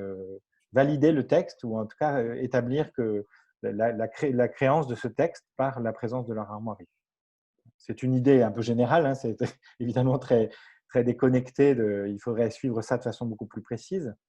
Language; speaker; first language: French; native; French